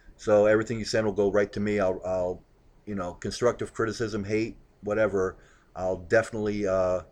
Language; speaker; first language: English; native; English